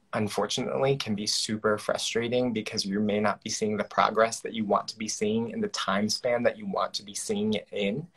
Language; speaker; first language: English; native; English